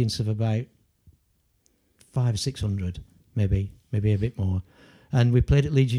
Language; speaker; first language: English; native; English